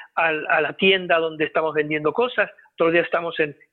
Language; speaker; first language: Spanish; native; Spanish